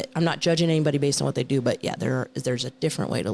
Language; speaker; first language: English; native; English